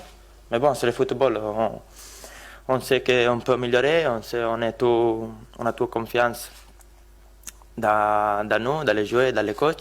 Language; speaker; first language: French; non-native, learner; Italian